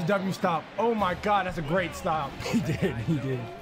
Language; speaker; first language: English; native; English